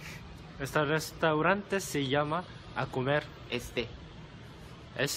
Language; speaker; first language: Spanish; non-native, fluent; Korean